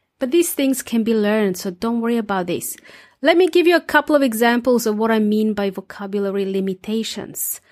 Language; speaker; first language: English; non-native, fluent; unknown